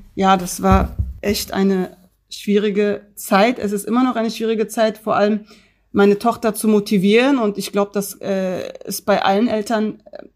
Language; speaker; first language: German; early bilingual, other home language; Turkish